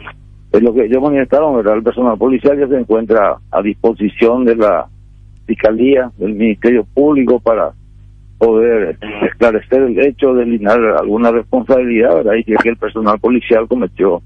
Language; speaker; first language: Spanish; native; Spanish